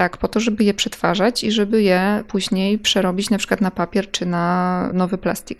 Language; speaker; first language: Polish; native; Polish